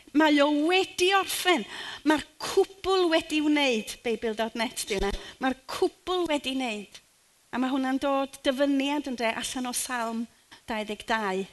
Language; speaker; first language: Welsh; native; Welsh